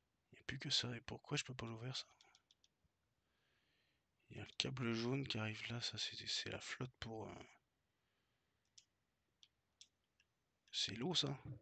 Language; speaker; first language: French; native; French